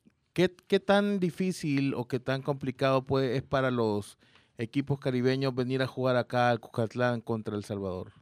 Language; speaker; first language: Spanish; native; Spanish